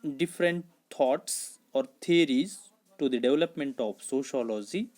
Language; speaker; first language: English; non-native, local second language; Kannada